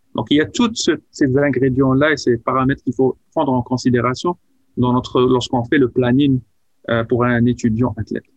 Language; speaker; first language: French; non-native, local second language; Arabic